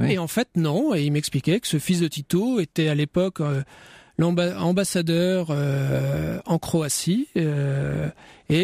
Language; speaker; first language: French; native; French